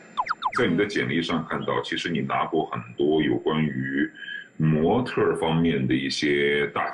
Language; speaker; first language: Chinese; native; Chinese